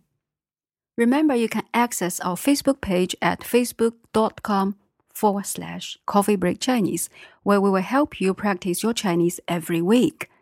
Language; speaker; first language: English; non-native, fluent; Chinese